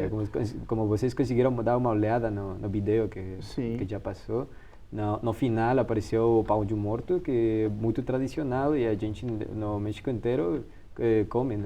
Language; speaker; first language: Portuguese; non-native, fluent; Spanish